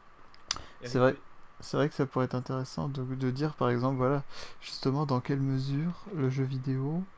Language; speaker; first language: French; native; French